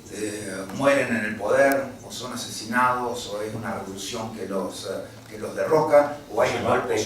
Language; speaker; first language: Spanish; native; Spanish